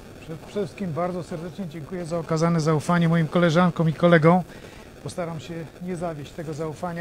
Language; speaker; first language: Polish; native; Polish